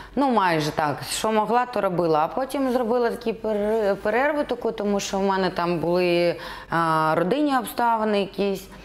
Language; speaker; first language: Ukrainian; non-native, local second language; Russian